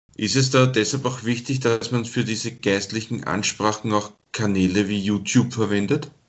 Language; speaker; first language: German; native; German